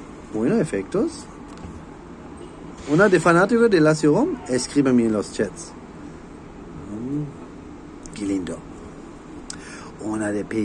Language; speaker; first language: Spanish; non-native, learner; German